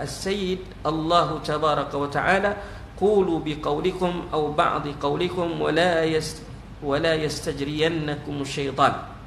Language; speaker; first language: Malay; native; Malay